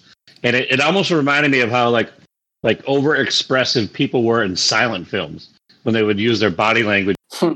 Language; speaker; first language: English; native; English